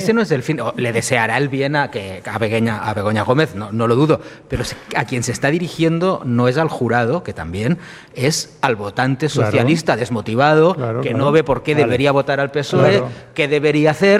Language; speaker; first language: Spanish; native; Spanish